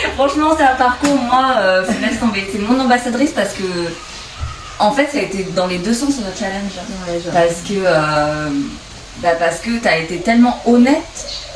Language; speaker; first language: French; native; French